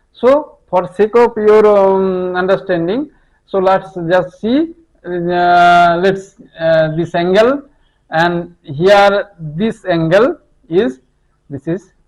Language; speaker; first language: English; non-native, local second language; Hindi